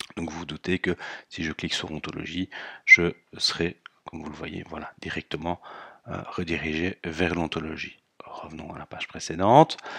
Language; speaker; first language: French; native; French